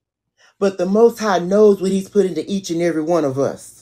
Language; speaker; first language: English; native; English